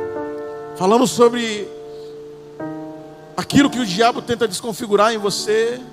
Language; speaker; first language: Portuguese; native; Portuguese